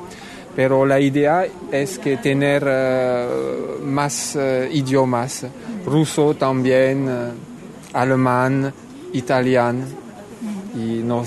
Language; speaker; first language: Spanish; non-native, fluent; French